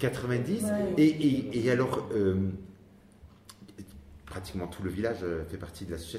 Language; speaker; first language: French; native; French